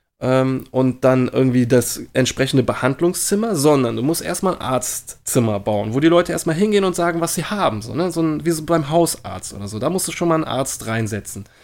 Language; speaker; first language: German; native; German